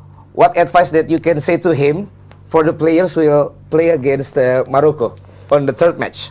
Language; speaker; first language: English; non-native, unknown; Indonesian